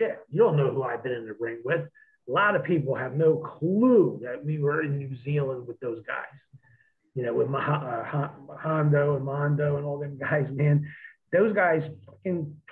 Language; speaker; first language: English; native; English